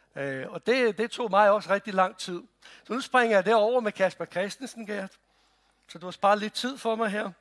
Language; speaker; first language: Danish; non-native, fluent; Croatian